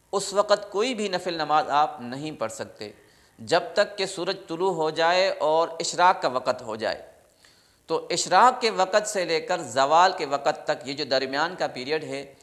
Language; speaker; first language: Urdu; non-native, local second language; Sindhi